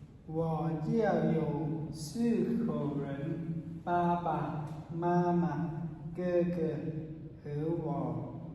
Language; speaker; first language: Chinese; non-native, learner; Thai